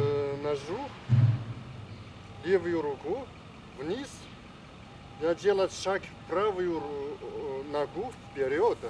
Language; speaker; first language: Russian; non-native, learner; Chinese